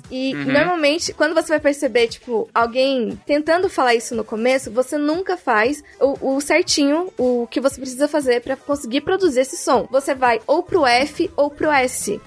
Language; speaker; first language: Portuguese; native; Portuguese